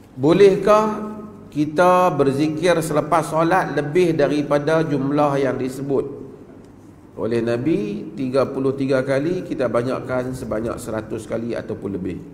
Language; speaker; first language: Malay; native; Malay